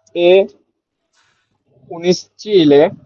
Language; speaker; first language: Italian; non-native, learner; Bangla